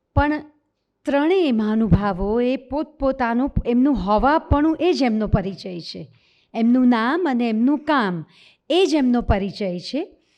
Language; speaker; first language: Gujarati; native; Gujarati